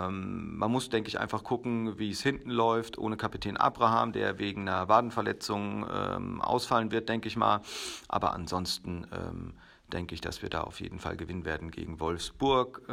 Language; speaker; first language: German; native; German